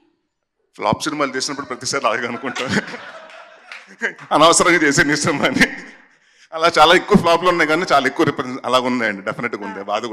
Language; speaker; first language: Telugu; native; Telugu